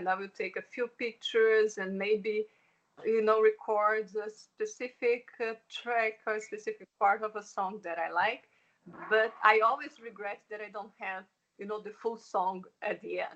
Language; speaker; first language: English; non-native, fluent; Portuguese